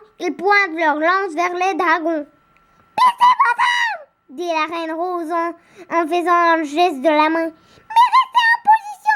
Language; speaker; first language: French; native; French